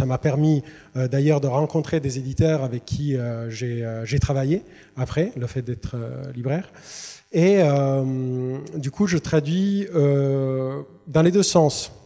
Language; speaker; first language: French; non-native, fluent; Italian